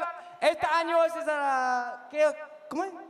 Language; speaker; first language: Spanish; non-native, learner; English